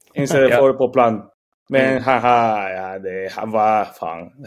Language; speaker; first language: Swedish; non-native, fluent; Spanish